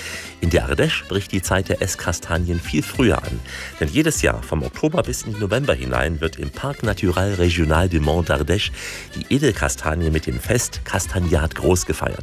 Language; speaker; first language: German; native; German